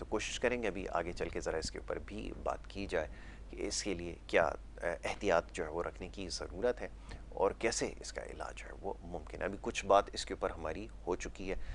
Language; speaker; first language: Urdu; native; Urdu